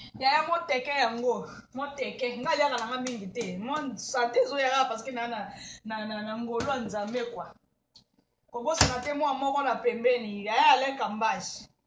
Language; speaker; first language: Lingala; native; Lingala